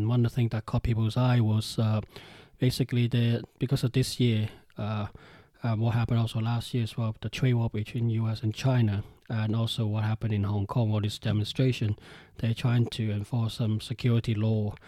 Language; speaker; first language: English; non-native, local second language; Cantonese